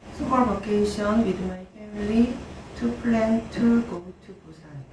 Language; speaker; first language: English; non-native, learner; Korean